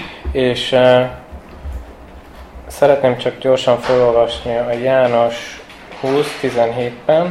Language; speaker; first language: Hungarian; early bilingual, heritage; Hungarian